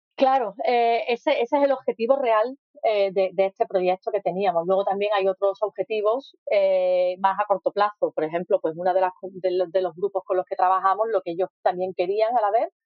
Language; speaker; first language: Spanish; native; Spanish